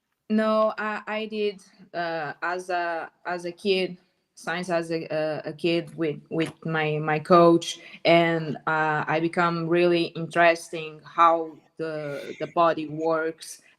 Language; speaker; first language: English; non-native, learner; Portuguese